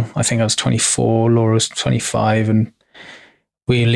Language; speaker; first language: English; native; English